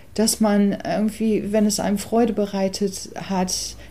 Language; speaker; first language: German; early bilingual, other home language; English